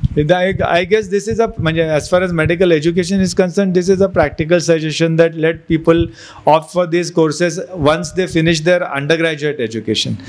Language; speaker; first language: English; non-native, local second language; Marathi